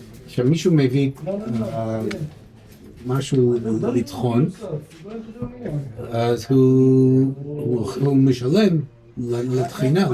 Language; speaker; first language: Hebrew; non-native, fluent; English